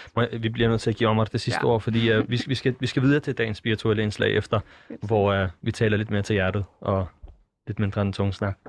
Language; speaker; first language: Danish; early bilingual, other home language; Arabic